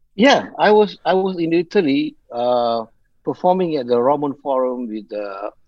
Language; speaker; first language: English; non-native, local second language; Malay